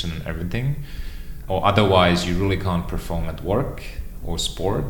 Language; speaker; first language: English; non-native, fluent; Finnish